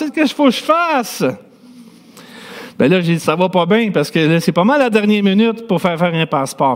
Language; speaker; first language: French; native; French